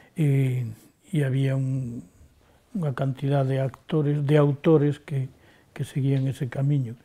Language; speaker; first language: Galician; native; Galician